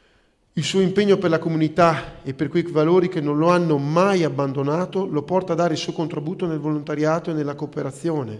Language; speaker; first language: Italian; native; Italian